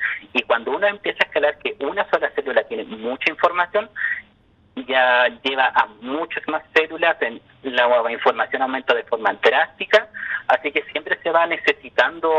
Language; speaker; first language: Spanish; native; Spanish